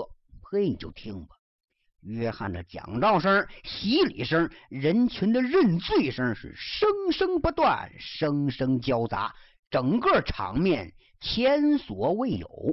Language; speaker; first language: Chinese; native; Chinese